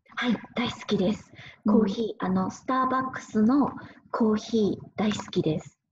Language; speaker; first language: Japanese; native; Japanese